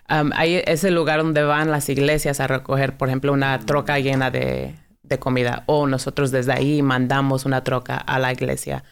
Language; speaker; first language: Spanish; early bilingual, heritage; Spanish